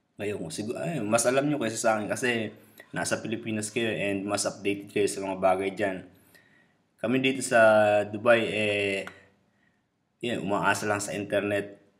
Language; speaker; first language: Filipino; native; Filipino